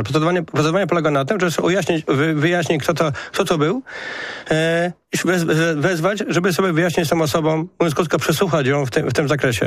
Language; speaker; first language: Polish; native; Polish